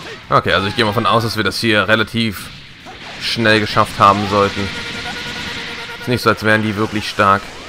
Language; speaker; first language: German; native; German